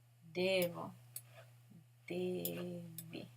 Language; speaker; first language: Italian; non-native, fluent; English